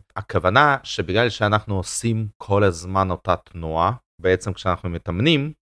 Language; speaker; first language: Hebrew; non-native, fluent; Russian